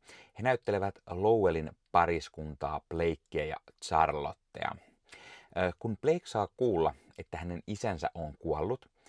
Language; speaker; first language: Finnish; native; Finnish